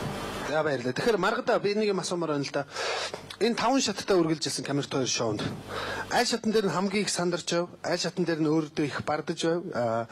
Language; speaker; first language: Mongolian; native; Mongolian